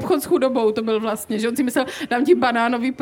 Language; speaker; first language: Czech; native; Czech